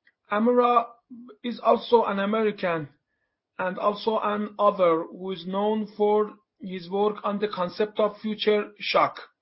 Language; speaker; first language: English; non-native, fluent; Persian